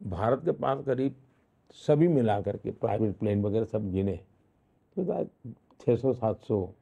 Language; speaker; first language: Hindi; non-native, local second language; Gujarati